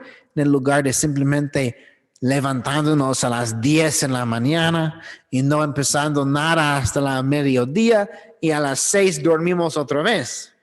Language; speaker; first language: Spanish; non-native, learner; English